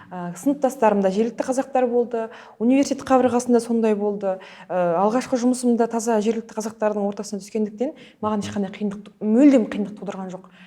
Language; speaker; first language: Kazakh; early bilingual, heritage; Kazakh